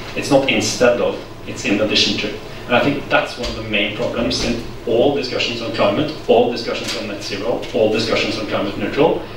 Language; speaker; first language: English; non-native, fluent; Norwegian